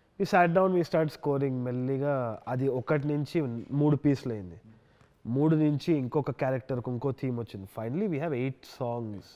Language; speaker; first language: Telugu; native; Telugu